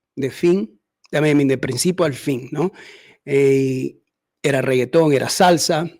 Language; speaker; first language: Spanish; early bilingual, heritage; Spanish